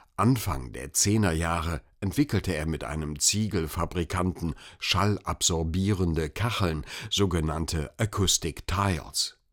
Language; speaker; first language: German; native; German